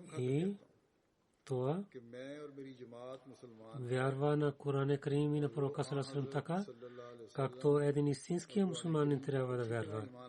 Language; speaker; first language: Bulgarian; non-native, learner; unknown